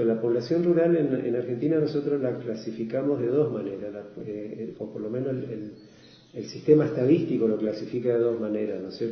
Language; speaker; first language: Spanish; native; Spanish